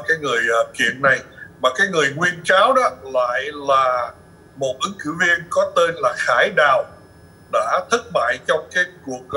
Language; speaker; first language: Vietnamese; early bilingual, other home language; English